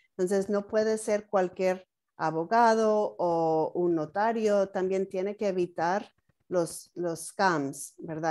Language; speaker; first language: Spanish; non-native, fluent; English